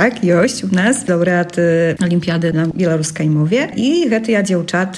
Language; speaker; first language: Polish; non-native, local second language; Belarusian